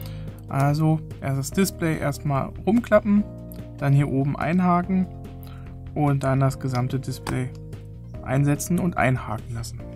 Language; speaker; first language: German; native; German